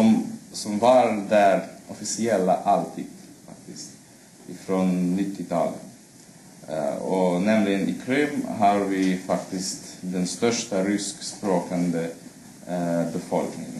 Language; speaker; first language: Swedish; non-native, fluent; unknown